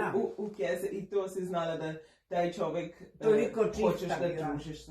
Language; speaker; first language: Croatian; non-native, fluent; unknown